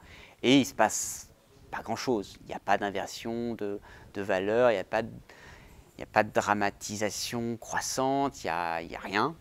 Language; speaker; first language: French; native; French